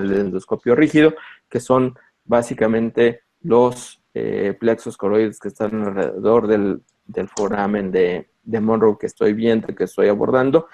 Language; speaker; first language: Spanish; native; Spanish